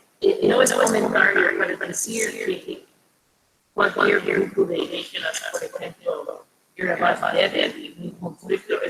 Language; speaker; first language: Spanish; non-native, fluent; English